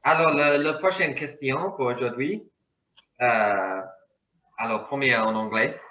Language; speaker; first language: French; non-native, learner; English